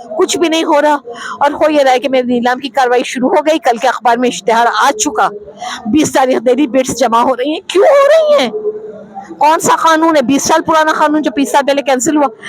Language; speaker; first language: Urdu; native; Urdu